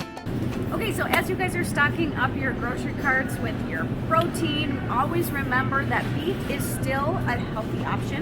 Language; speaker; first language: English; native; English